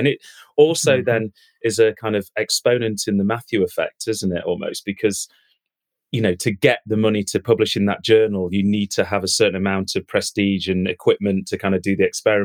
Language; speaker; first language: English; native; English